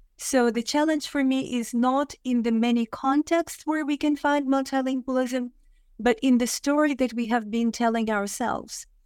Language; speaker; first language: English; non-native, fluent; Russian